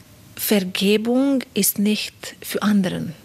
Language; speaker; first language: German; non-native, fluent; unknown